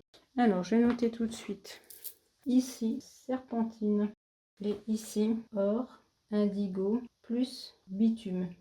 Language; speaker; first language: French; native; French